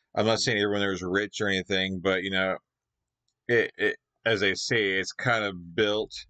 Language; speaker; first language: English; native; English